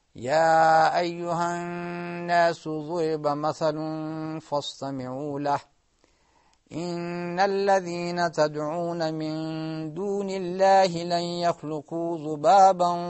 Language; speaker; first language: Arabic; non-native, fluent; Urdu